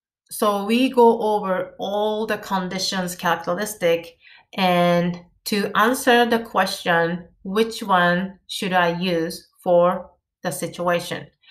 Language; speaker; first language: English; non-native, fluent; Japanese